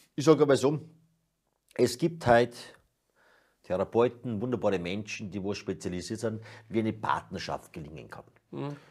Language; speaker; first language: German; native; German